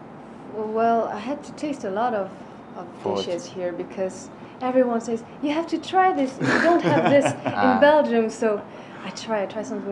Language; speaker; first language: English; non-native, fluent; French